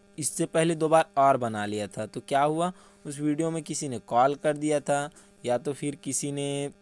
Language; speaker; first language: Hindi; native; Hindi